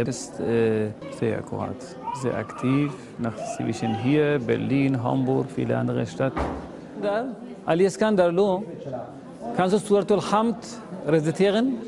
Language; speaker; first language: German; non-native, learner; Persian